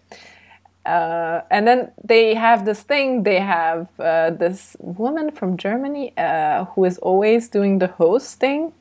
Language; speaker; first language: English; early bilingual, other home language; Hungarian